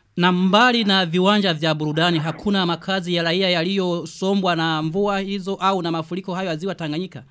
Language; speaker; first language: Swahili; non-native, local second language; Rundi